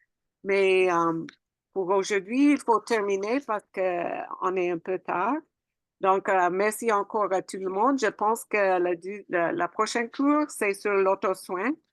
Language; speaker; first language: French; non-native, fluent; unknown